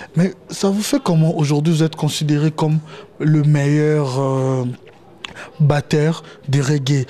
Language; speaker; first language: French; non-native, local second language; Lingala